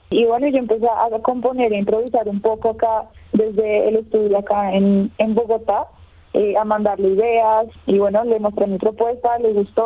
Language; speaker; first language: Spanish; native; Spanish